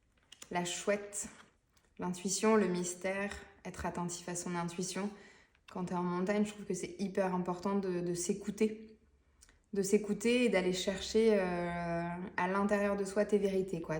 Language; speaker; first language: French; native; French